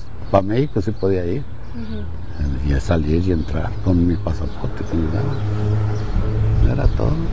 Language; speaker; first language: Spanish; native; Spanish